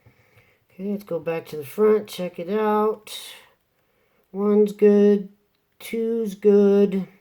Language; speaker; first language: English; native; English